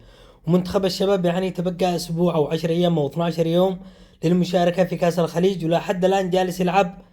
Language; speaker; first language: Arabic; native; Arabic